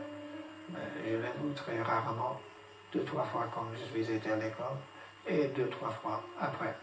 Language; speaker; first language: French; non-native, fluent; English